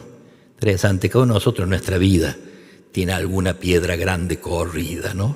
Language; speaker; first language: Spanish; native; Spanish